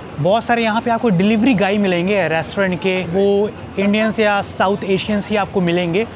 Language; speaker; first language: Hindi; native; Hindi